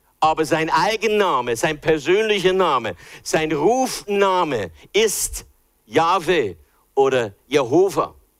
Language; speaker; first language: German; early bilingual, other home language; English